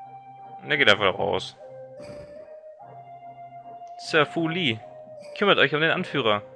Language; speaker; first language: German; native; German